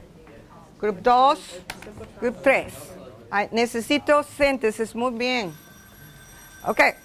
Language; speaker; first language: Spanish; non-native, fluent; English